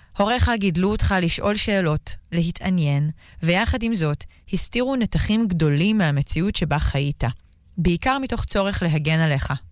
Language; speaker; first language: Hebrew; native; Hebrew